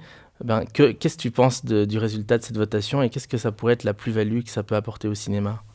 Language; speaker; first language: French; native; French